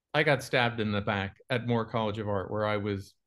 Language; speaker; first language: English; native; English